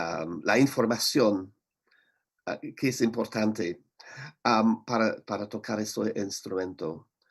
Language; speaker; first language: Spanish; non-native, learner; English